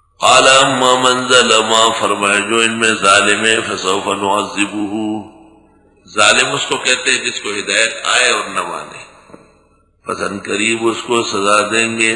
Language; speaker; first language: Urdu; non-native, local second language; Pashto